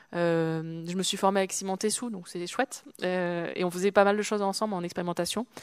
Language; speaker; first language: French; native; French